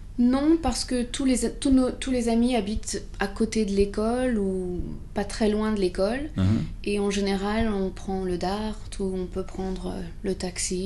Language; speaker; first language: French; non-native, fluent; English